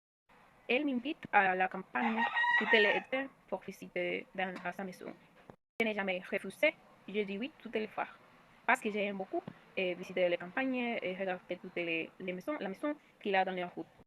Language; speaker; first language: French; non-native, learner; Spanish